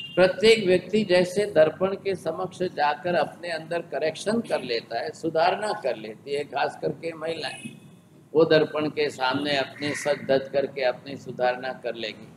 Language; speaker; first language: Hindi; non-native, local second language; Gujarati